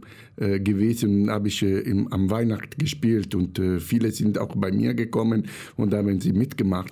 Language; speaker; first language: German; non-native, fluent; Italian